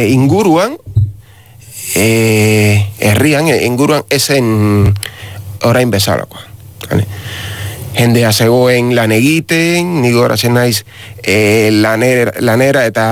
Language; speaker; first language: Basque; non-native, learner; Spanish